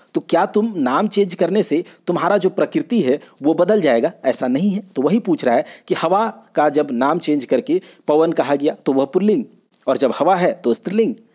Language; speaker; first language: Hindi; non-native, local second language; Magahi